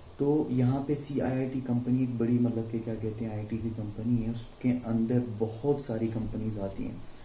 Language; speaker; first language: Urdu; non-native, local second language; Sindhi